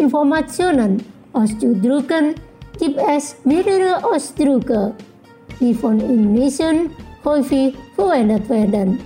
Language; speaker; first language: German; non-native, fluent; Indonesian